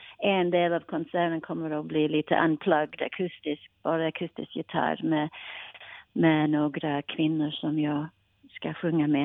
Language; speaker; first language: Swedish; non-native, fluent; English